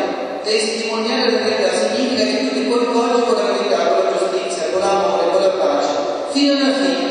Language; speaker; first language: Italian; native; Italian